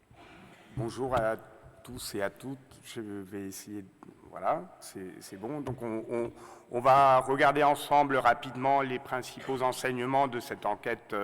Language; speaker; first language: French; native; French